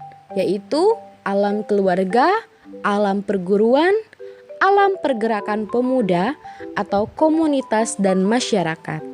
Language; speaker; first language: Indonesian; native; Indonesian